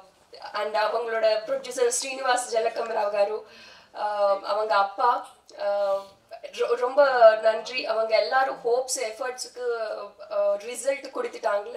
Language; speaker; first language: Tamil; non-native, fluent; Telugu